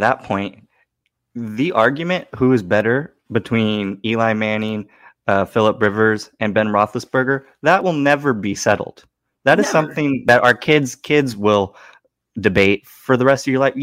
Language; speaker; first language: English; native; English